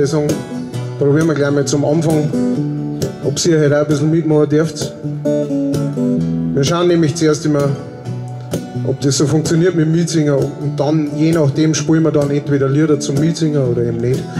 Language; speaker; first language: German; native; German